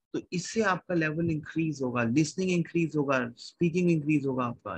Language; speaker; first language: Hindi; native; Hindi